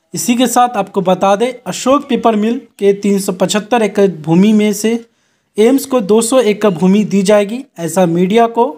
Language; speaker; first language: Hindi; native; Hindi